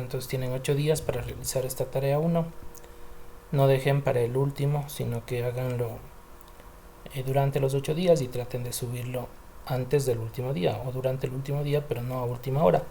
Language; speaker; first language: Spanish; native; Spanish